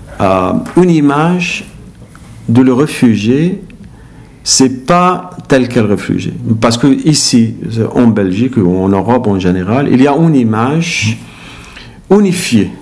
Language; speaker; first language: French; non-native, learner; Arabic